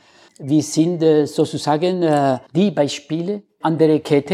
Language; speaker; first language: German; non-native, fluent; Spanish